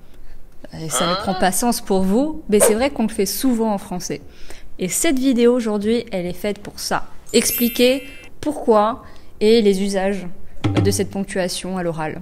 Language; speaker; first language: French; native; French